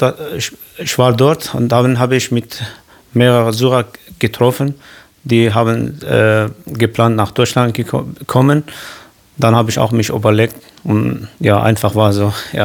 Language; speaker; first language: German; non-native, learner; Kurdish